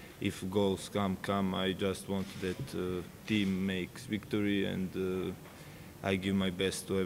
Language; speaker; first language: English; non-native, fluent; Serbian